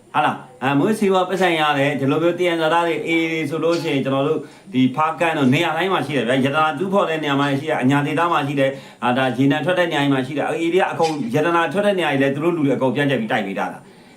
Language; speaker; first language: Burmese; native; Burmese